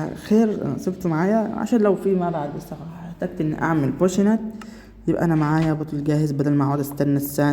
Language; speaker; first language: Arabic; native; Arabic